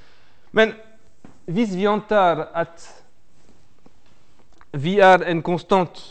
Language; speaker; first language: Norwegian; non-native, fluent; French